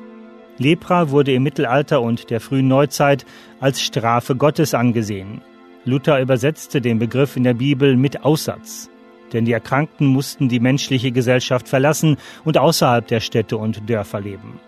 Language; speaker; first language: German; native; German